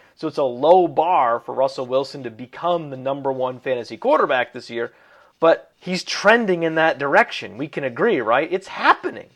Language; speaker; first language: English; early bilingual, other home language; Italian